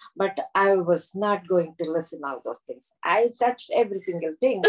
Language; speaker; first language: English; non-native, local second language; Tamil